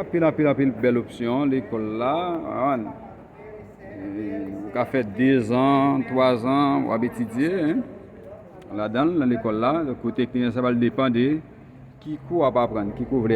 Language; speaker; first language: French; non-native, local second language; Haitian Creole